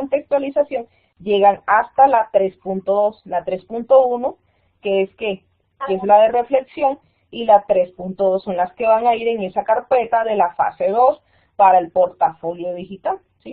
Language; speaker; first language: Spanish; native; Spanish